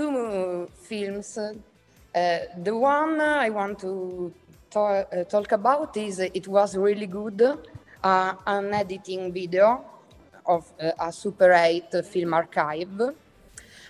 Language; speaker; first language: English; non-native, learner; Italian